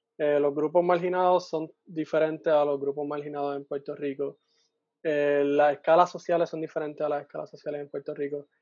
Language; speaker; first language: Spanish; native; Spanish